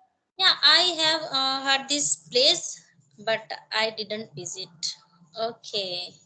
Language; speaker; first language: English; non-native, learner; Hindi